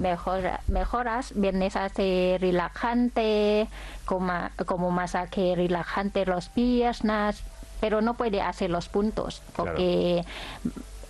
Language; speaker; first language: Spanish; non-native, learner; Thai